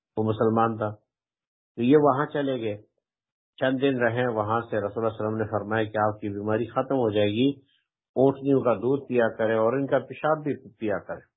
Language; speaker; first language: Urdu; non-native, local second language; Pashto